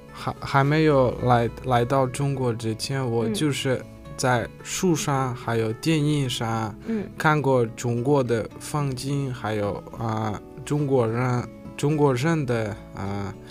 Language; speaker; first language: Chinese; non-native, learner; Uzbek